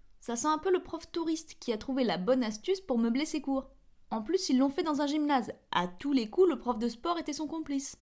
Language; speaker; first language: French; native; French